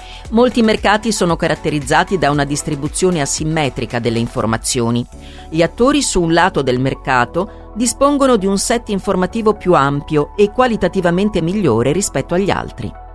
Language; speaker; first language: Italian; native; Italian